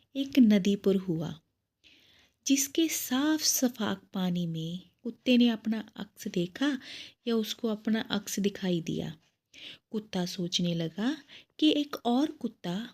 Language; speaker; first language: Hindi; non-native, local second language; Punjabi